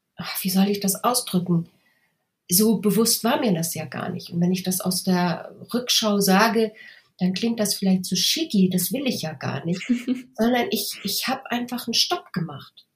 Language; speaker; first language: German; native; German